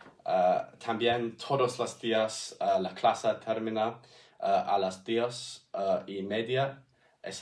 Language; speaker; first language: Spanish; non-native, learner; English